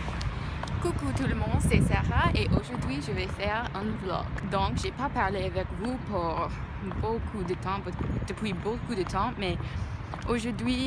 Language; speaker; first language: French; non-native, learner; English